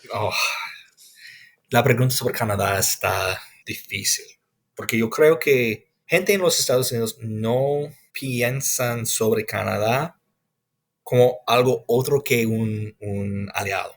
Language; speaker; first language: Spanish; non-native, fluent; English